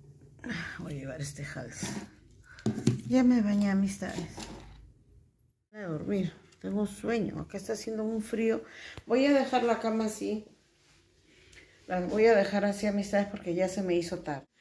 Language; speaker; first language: Spanish; native; Spanish